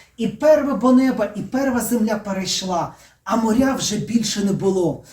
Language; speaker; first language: Ukrainian; native; Ukrainian